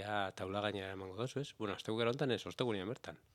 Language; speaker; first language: Basque; native; Basque